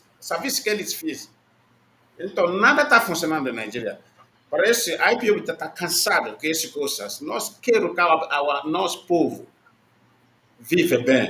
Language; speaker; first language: Portuguese; non-native, learner; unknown